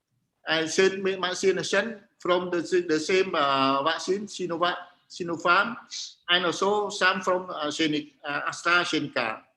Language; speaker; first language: English; non-native, learner; Khmer